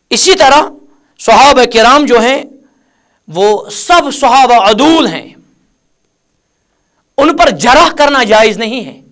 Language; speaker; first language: Urdu; non-native, local second language; Kashmiri